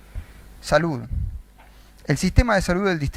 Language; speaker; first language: Spanish; native; Spanish